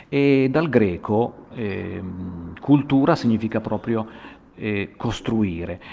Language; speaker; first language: Italian; native; Italian